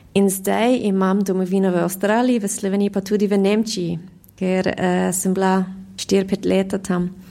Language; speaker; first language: Slovenian; early bilingual, heritage; Slovenian